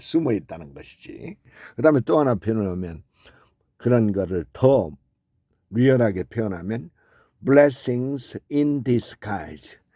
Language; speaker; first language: Korean; native; Korean